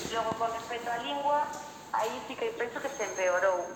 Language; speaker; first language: Spanish; native; Spanish